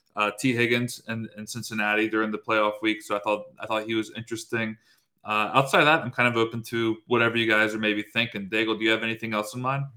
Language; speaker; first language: English; native; English